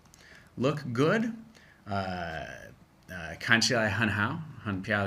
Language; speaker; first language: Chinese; non-native, fluent; English